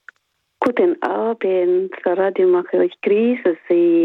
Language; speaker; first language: German; non-native, learner; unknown